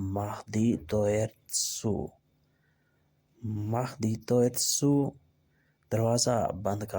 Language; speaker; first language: German; non-native, learner; Urdu